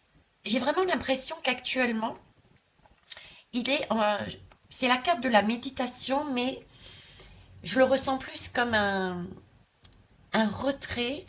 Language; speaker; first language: French; native; French